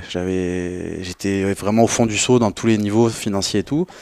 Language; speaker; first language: French; native; French